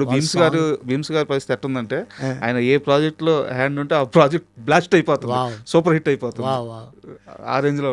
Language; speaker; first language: Telugu; native; Telugu